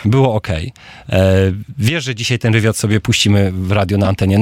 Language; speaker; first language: Polish; native; Polish